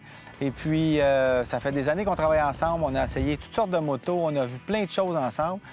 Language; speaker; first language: French; native; French